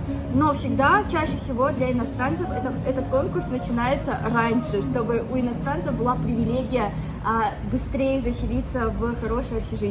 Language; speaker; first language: Russian; native; Russian